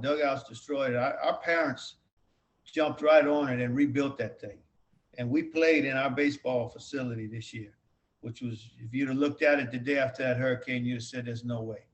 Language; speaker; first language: English; native; English